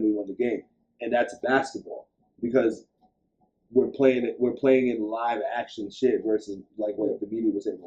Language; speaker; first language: English; native; English